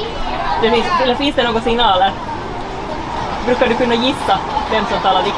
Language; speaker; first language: Swedish; native; Swedish